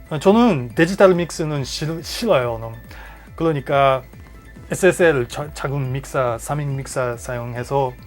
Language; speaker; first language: Korean; non-native, learner; Japanese